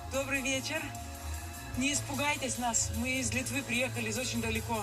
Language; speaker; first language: Russian; non-native, fluent; Lithuanian